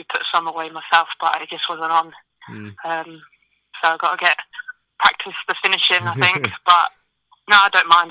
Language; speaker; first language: English; native; English